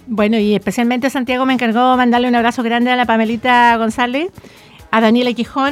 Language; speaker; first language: Spanish; native; Spanish